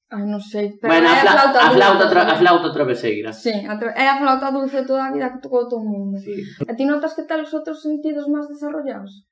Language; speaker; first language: Galician; non-native, local second language; Spanish